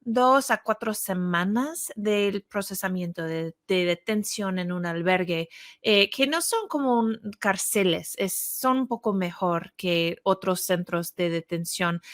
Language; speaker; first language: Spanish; non-native, fluent; English